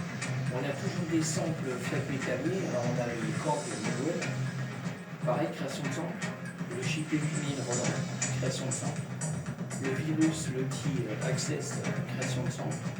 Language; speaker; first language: French; native; French